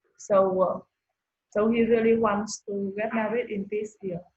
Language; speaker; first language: English; non-native, learner; Vietnamese